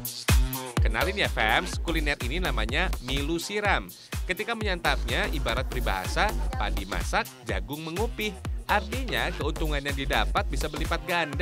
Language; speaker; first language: Indonesian; native; Indonesian